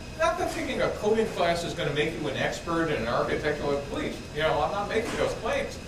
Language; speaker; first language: English; native; English